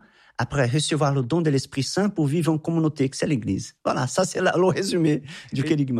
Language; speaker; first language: French; non-native, fluent; Portuguese